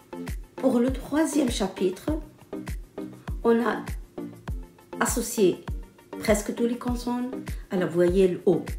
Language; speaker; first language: French; non-native, local second language; Arabic